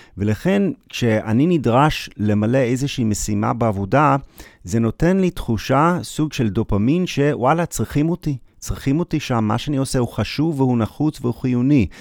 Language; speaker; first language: Hebrew; non-native, fluent; English